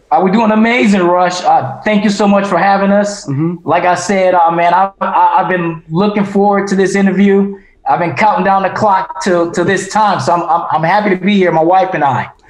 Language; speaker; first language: English; native; English